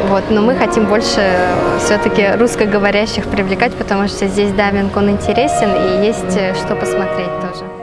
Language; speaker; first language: Russian; native; Russian